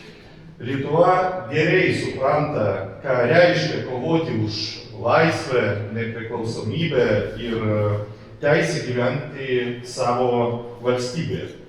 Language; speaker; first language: Lithuanian; non-native, learner; Belarusian